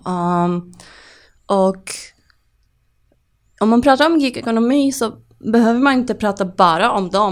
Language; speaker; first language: Swedish; non-native, fluent; Polish